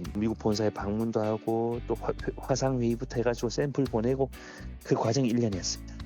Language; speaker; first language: Korean; native; Korean